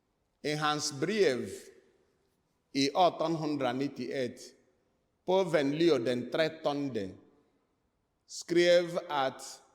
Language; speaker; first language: Swedish; non-native, fluent; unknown